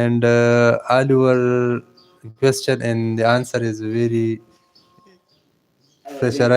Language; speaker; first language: English; non-native, learner; Pashto